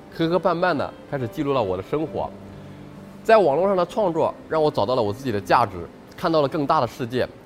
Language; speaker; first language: Chinese; native; Chinese